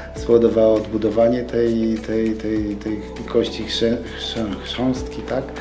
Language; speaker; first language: Polish; native; Polish